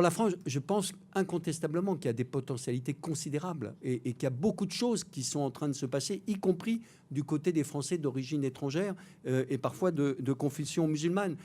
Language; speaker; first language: French; native; French